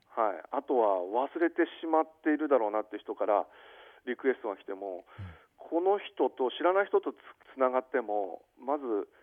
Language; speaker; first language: Japanese; native; Japanese